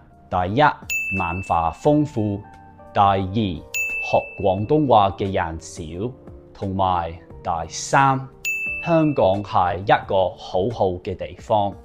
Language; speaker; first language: Cantonese; non-native, fluent; English